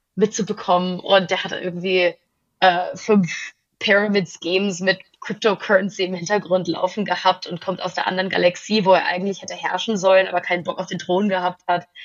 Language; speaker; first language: German; native; German